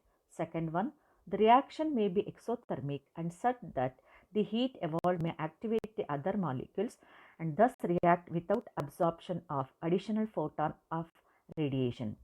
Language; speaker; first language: English; non-native, local second language; Kannada